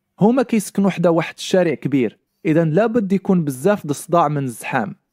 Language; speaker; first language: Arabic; non-native, learner; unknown